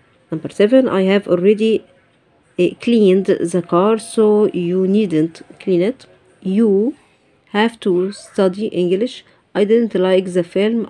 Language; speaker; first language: English; non-native, fluent; Arabic